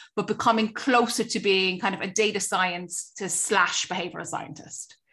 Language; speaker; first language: English; native; English